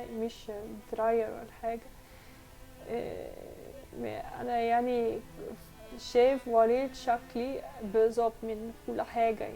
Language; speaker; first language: Arabic; non-native, learner; Dutch